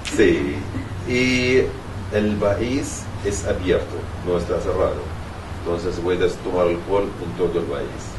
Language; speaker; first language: Spanish; non-native, learner; Arabic